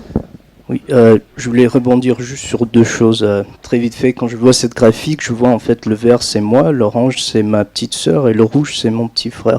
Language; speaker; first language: French; non-native, fluent; English